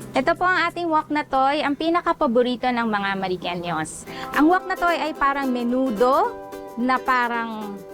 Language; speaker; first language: Filipino; native; Filipino